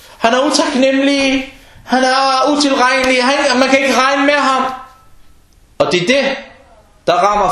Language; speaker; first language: Danish; early bilingual, other home language; Arabic